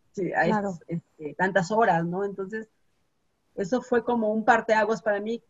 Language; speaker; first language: Spanish; native; Spanish